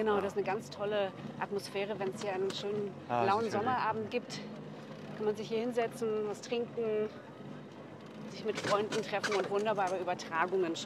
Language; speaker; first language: German; native; German